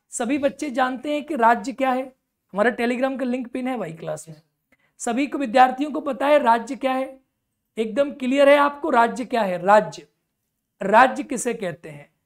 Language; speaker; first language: Hindi; native; Hindi